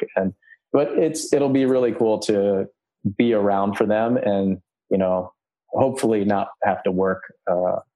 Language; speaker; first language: English; early bilingual, other home language; Croatian